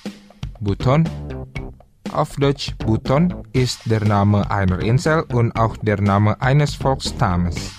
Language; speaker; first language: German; non-native, fluent; Indonesian